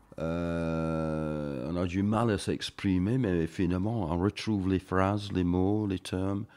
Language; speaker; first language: French; non-native, fluent; English